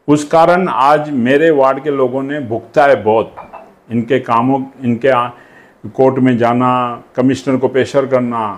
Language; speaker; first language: Hindi; non-native, local second language; Sindhi